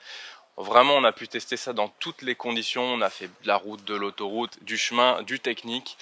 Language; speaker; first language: French; native; French